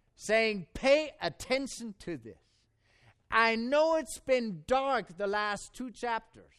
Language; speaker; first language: English; non-native, fluent; German